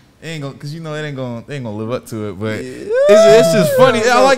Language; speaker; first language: English; native; English